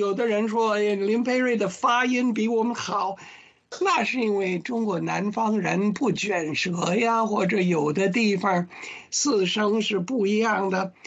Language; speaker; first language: Chinese; non-native, fluent; English